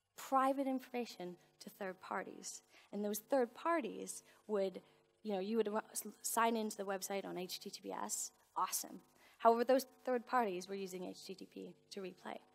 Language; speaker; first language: English; native; English